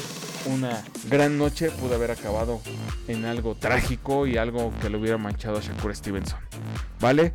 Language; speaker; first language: Spanish; native; Spanish